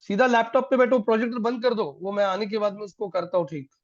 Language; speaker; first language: Hindi; non-native, local second language; Marathi